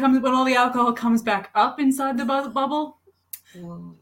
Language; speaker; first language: English; non-native, local second language; Cantonese